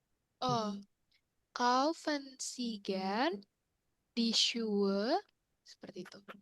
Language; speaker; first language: German; non-native, learner; Indonesian